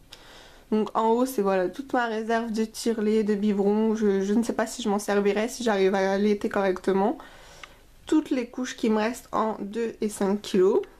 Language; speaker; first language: French; native; French